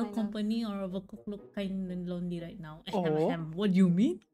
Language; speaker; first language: English; non-native, local second language; Malay